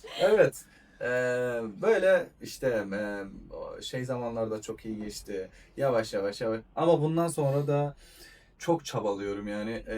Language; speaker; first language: Turkish; non-native, fluent; Persian